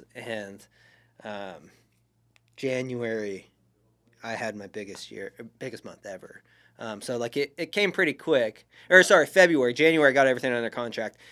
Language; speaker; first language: English; native; English